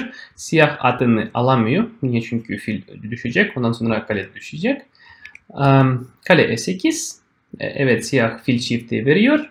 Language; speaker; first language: Turkish; non-native, fluent; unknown